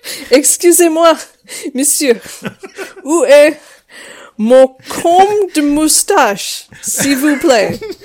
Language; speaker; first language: French; non-native, learner; English